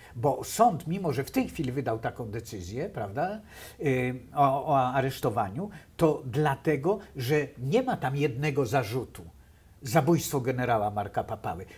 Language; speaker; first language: Polish; native; Polish